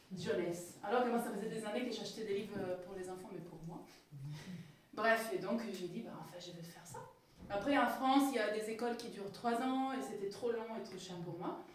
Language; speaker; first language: French; non-native, fluent; Italian